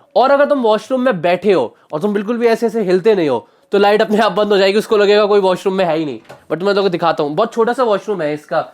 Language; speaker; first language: Hindi; native; Hindi